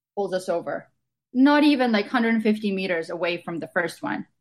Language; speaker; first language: English; non-native, fluent; Estonian